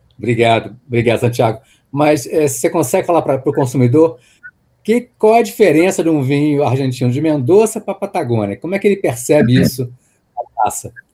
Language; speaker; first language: Portuguese; native; Portuguese